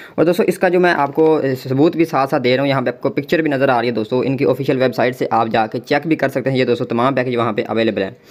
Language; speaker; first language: Urdu; non-native, local second language; Punjabi